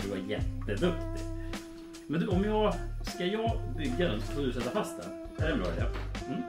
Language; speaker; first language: Swedish; native; Swedish